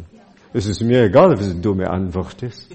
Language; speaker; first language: German; non-native, fluent; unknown